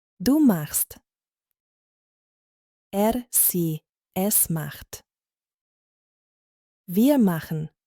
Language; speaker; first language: German; non-native, fluent; Croatian